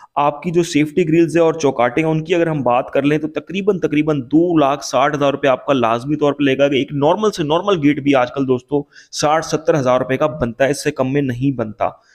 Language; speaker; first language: Urdu; native; Urdu